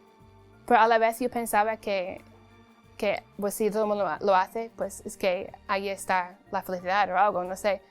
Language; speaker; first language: Spanish; non-native, fluent; English